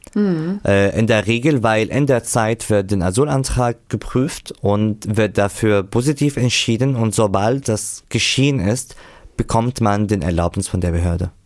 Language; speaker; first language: German; non-native, fluent; Arabic